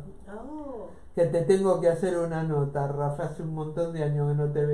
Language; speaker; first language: Spanish; native; Spanish